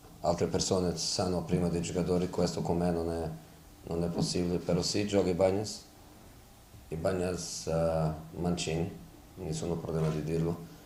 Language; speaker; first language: Italian; non-native, fluent; Portuguese